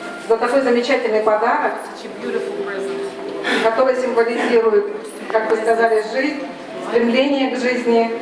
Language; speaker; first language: Russian; native; Russian